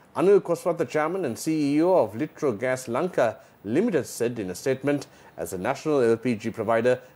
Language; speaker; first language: English; non-native, local second language; Sinhala